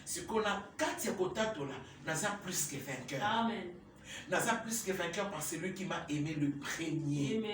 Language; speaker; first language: French; non-native, local second language; Lingala